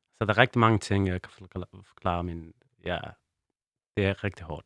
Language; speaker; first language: Danish; non-native, learner; Persian